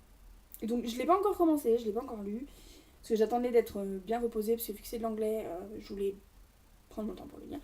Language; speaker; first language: French; native; French